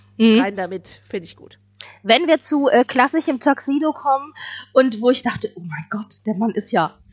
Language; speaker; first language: German; native; German